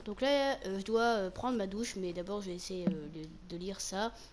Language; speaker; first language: French; native; French